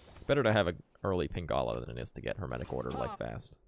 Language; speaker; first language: English; native; English